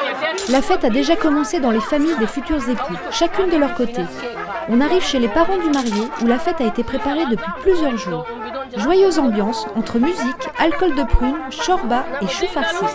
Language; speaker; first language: French; native; French